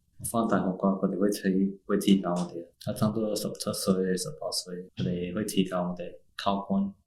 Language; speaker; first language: Cantonese; early bilingual, heritage; Cantonese